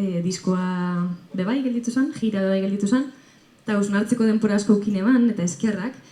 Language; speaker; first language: Basque; native; Basque